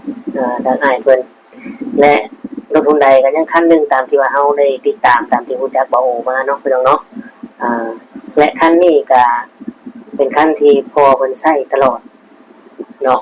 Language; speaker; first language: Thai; non-native, local second language; Lao